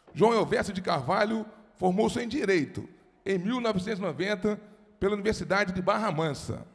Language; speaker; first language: Portuguese; native; Portuguese